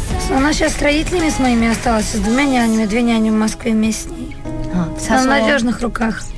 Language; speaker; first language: Russian; native; Russian